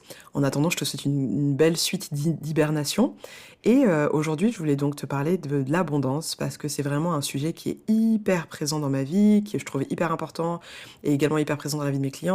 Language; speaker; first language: French; native; French